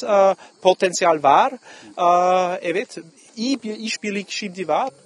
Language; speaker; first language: Turkish; non-native, fluent; German